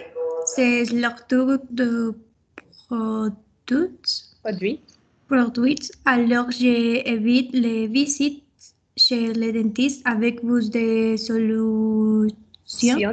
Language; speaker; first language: French; non-native, learner; Spanish